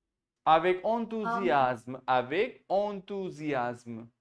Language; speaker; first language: French; non-native, fluent; Hindi